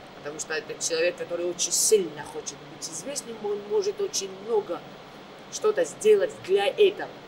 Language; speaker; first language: Russian; non-native, fluent; Georgian